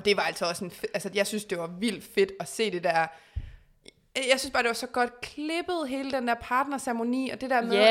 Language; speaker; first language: Danish; native; Danish